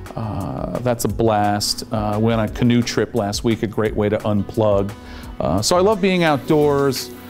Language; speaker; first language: English; native; English